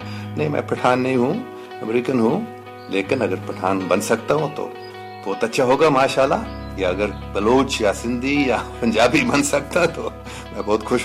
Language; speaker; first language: Hindi; non-native, local second language; English